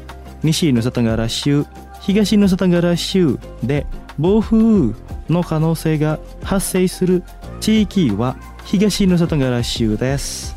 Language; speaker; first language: Japanese; non-native, fluent; Indonesian